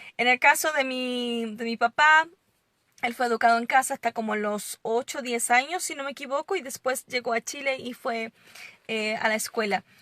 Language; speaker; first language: Spanish; non-native, fluent; English